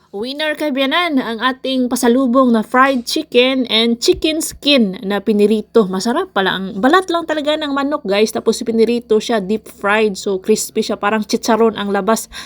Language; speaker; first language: Filipino; non-native, local second language; Cebuano